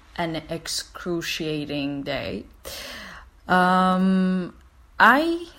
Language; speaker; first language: English; non-native, fluent; Persian